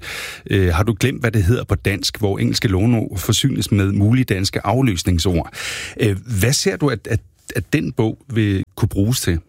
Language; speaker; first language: Danish; native; Danish